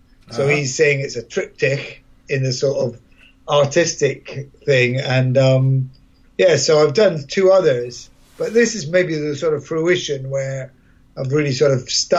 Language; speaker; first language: English; native; English